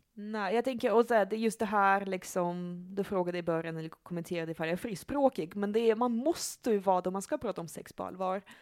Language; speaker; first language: Swedish; early bilingual, other home language; Russian